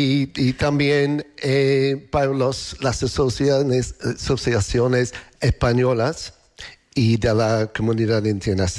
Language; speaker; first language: Spanish; non-native, learner; English